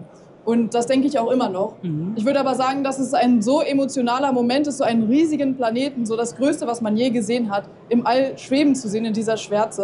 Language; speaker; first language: German; native; German